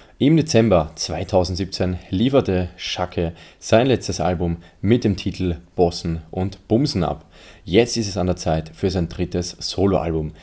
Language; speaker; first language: German; native; German